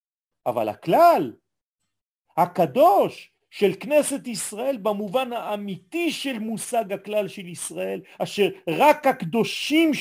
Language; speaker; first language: Hebrew; non-native, fluent; French